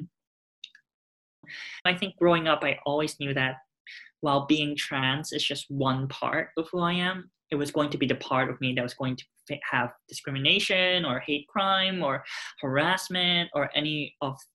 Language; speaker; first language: English; non-native, local second language; Cantonese